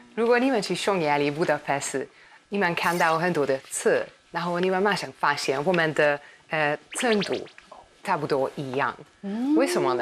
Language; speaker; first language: Chinese; non-native, learner; Hungarian